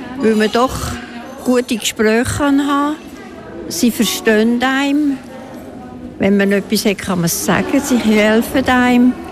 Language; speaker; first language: German; native; German